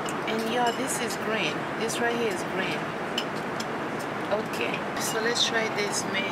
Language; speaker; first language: English; native; English